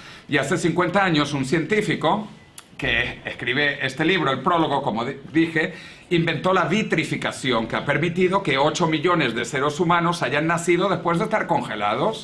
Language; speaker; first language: Spanish; native; Spanish